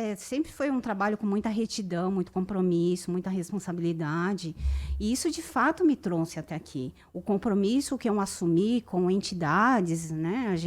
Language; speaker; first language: Portuguese; early bilingual, other home language; Japanese